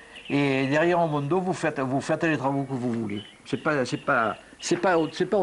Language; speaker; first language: French; native; French